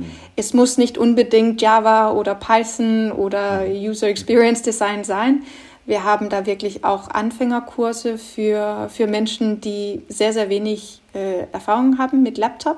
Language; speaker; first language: German; non-native, fluent; Danish